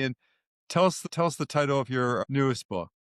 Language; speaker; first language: English; native; English